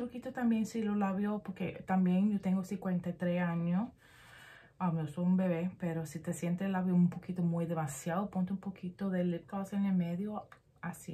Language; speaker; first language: Spanish; early bilingual, heritage; Spanish